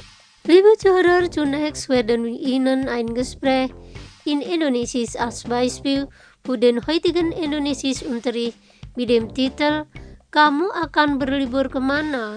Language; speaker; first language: German; non-native, fluent; Indonesian